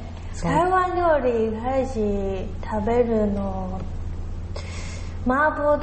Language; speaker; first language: Japanese; non-native, learner; Chinese